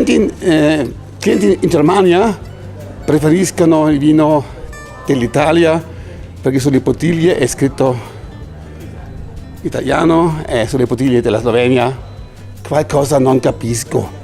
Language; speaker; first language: Italian; non-native, learner; German